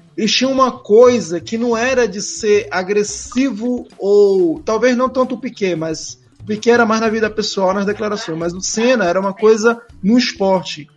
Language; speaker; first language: Portuguese; native; Portuguese